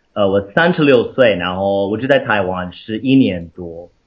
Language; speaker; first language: Chinese; non-native, fluent; English